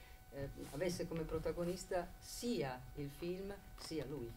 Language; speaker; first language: Italian; native; Italian